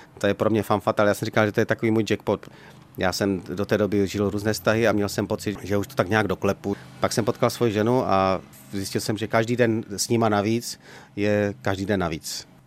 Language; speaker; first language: Czech; native; Czech